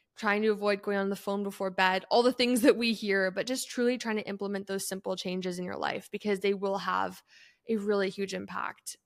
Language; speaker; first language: English; native; English